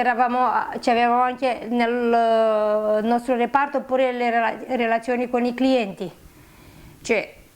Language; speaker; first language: Italian; non-native, fluent; Romanian